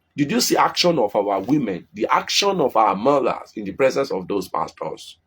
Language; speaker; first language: English; non-native, local second language; Yoruba